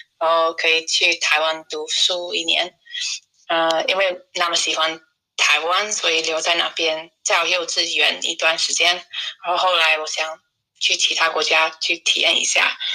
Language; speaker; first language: Chinese; non-native, fluent; English